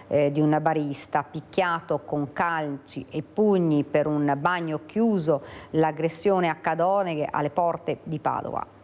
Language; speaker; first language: Italian; native; Italian